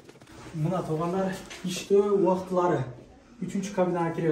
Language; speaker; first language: Kyrgyz; native; Kyrgyz